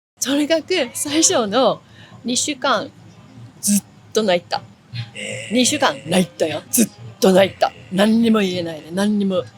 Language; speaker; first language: Japanese; non-native, fluent; English